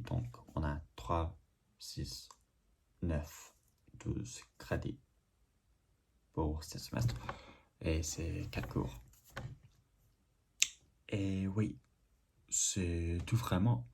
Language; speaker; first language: French; non-native, learner; English